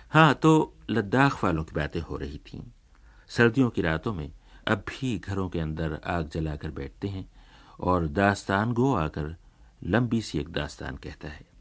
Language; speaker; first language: Urdu; native; Urdu